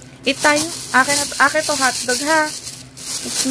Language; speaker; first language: Filipino; native; Filipino